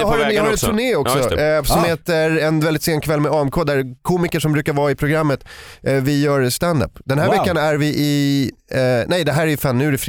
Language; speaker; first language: Swedish; native; Swedish